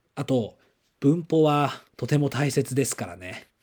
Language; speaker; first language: Japanese; native; Japanese